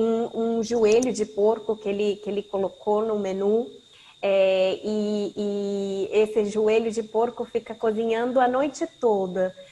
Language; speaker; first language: Portuguese; non-native, fluent; Spanish